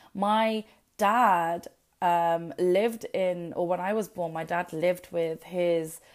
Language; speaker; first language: English; native; English